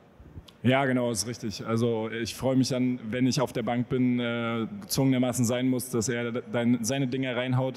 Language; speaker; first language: German; native; German